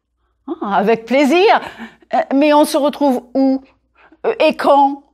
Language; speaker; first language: French; non-native, fluent; English